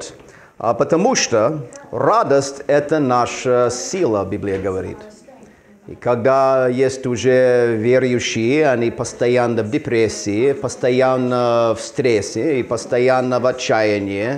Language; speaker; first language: Russian; non-native, fluent; English